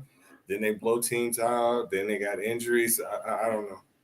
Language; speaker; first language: English; native; English